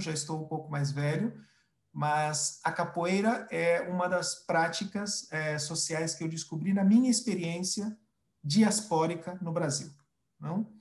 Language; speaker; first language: Portuguese; early bilingual, other home language; Spanish